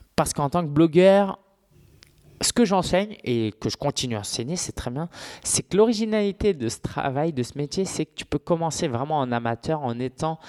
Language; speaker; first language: French; native; French